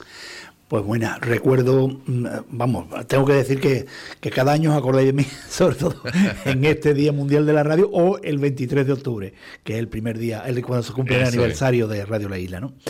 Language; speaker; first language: Spanish; native; Spanish